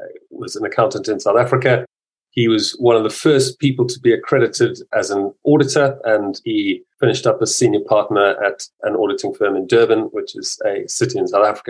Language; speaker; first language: English; native; English